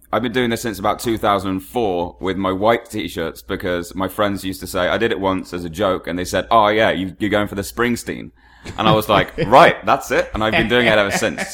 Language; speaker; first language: English; native; English